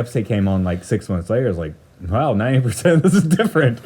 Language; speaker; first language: English; native; English